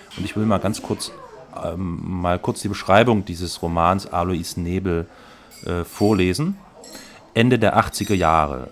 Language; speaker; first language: German; native; German